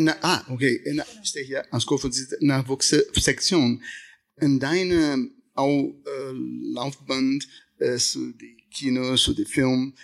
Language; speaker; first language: German; non-native, learner; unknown